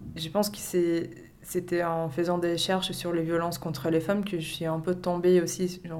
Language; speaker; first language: French; non-native, fluent; Portuguese